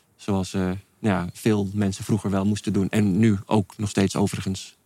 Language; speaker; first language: Dutch; native; Dutch